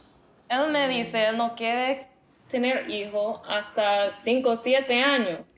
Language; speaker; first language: Spanish; non-native, learner; English